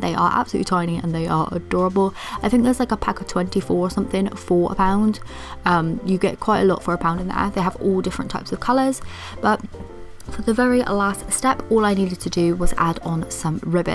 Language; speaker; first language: English; native; English